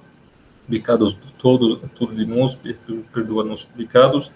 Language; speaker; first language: Portuguese; non-native, learner; Arabic